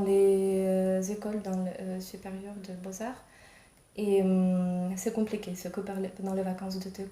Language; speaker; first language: French; non-native, fluent; Ukrainian